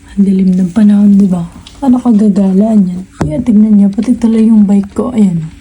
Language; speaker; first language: Filipino; native; Filipino